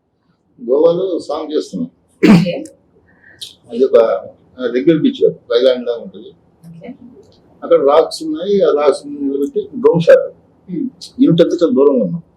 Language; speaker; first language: Telugu; native; Telugu